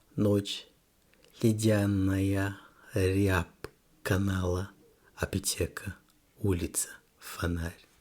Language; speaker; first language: Russian; non-native, learner; Portuguese